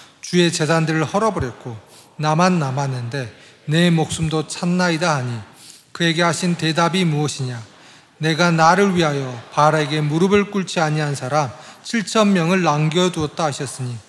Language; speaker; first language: Korean; native; Korean